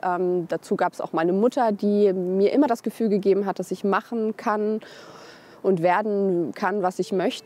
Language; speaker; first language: German; early bilingual, other home language; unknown